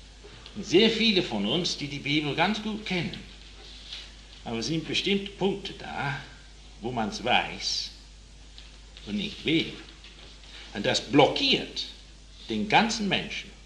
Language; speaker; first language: German; non-native, fluent; English